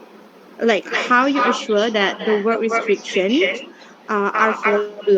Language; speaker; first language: English; non-native, local second language; Malay